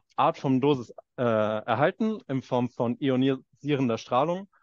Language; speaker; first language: German; native; German